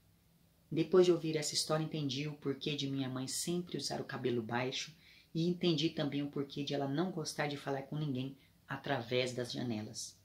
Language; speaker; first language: Portuguese; native; Portuguese